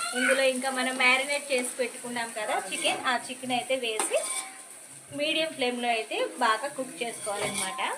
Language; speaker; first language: Telugu; non-native, local second language; Urdu